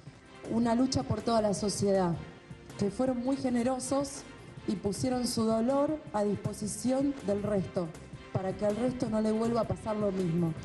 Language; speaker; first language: Spanish; native; Spanish